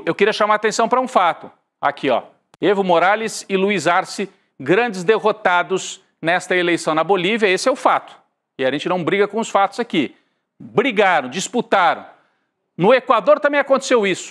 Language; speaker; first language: Portuguese; native; Portuguese